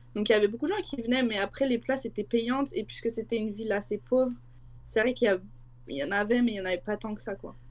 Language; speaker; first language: French; native; French